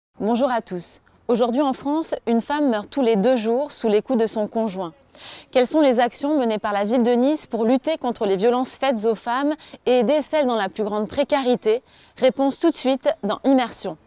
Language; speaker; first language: French; native; French